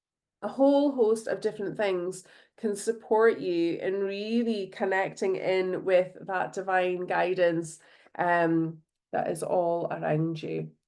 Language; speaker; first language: English; native; English